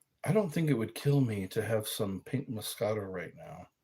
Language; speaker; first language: English; native; English